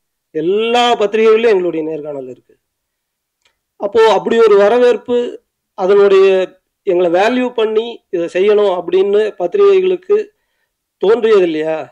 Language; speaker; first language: Tamil; native; Tamil